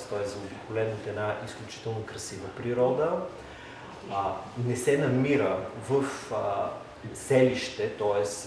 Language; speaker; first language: Bulgarian; native; Bulgarian